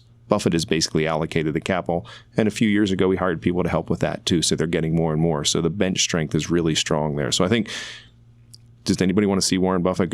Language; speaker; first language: English; native; English